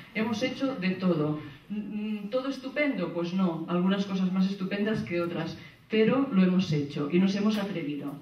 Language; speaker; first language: Spanish; non-native, local second language; Catalan